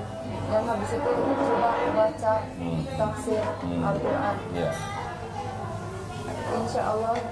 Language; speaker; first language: Indonesian; non-native, fluent; Finnish